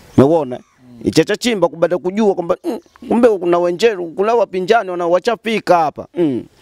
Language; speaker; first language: Swahili; non-native, local second language; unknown